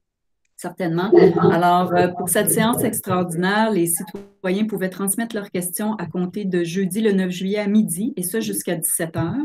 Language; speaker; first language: French; native; French